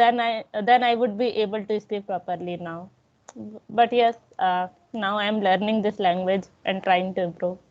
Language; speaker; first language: English; non-native, local second language; Hindi